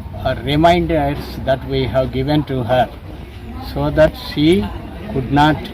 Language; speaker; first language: English; non-native, local second language; Telugu